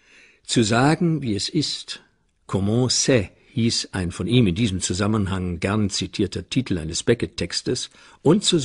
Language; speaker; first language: German; native; German